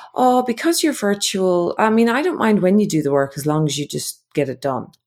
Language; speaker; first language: English; native; English